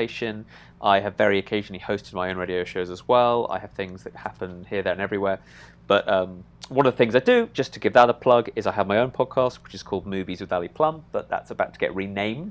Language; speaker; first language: English; native; English